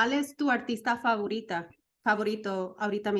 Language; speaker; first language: Spanish; early bilingual, heritage; Spanish